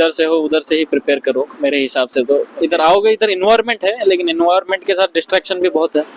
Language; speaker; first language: Hindi; native; Hindi